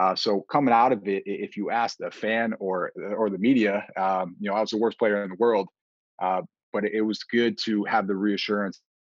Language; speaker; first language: English; native; English